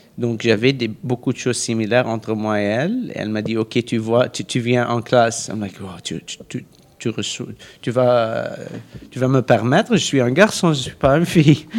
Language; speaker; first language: French; non-native, local second language; Arabic